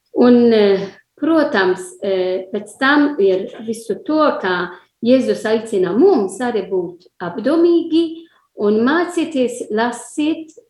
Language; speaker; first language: Latvian; non-native, learner; Italian